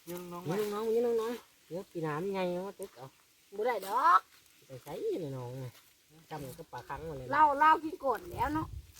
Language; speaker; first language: Thai; native; Thai